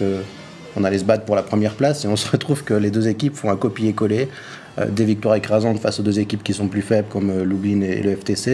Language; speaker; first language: French; native; French